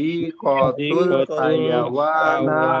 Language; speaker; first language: Arabic; non-native, learner; Indonesian